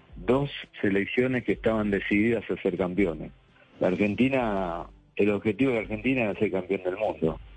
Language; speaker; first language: Spanish; native; Spanish